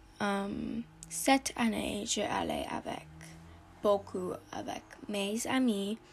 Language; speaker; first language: French; non-native, learner; English